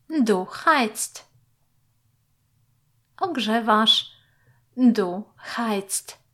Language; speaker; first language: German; non-native, fluent; Polish